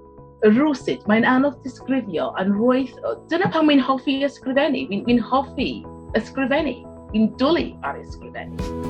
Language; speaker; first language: Welsh; non-native, learner; English